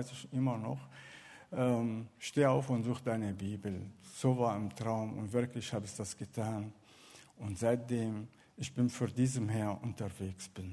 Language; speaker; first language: German; non-native, fluent; Arabic